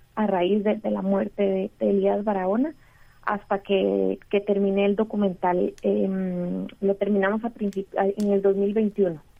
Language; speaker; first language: Spanish; native; Spanish